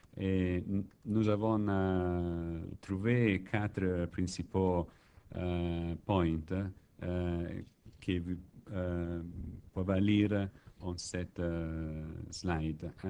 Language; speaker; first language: French; non-native, learner; Italian